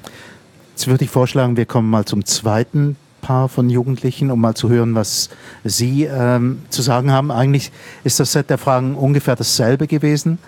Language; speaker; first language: German; native; German